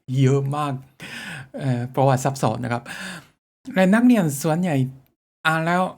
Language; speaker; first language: Thai; non-native, fluent; Japanese